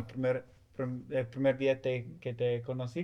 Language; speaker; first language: Spanish; non-native, fluent; English